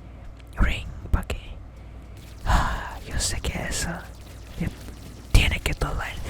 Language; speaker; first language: Spanish; early bilingual, heritage; English